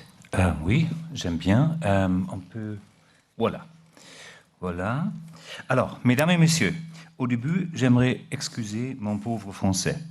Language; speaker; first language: French; non-native, learner; German